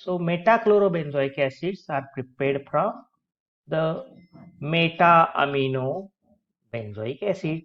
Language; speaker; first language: English; non-native, local second language; Marathi